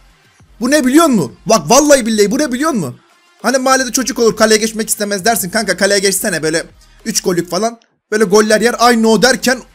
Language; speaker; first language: Turkish; native; Turkish